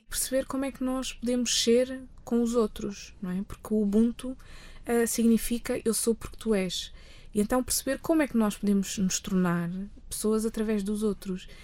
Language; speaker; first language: Portuguese; early bilingual, other home language; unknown